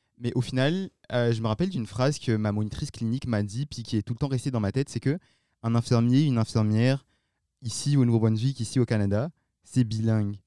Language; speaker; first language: French; non-native, local second language; Malagasy